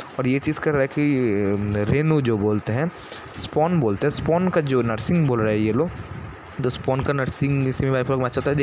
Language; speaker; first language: Hindi; non-native, local second language; Bangla